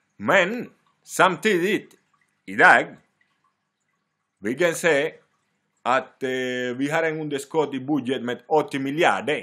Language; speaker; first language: Swedish; non-native, fluent; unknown